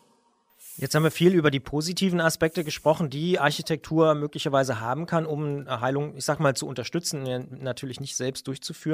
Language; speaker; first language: German; native; German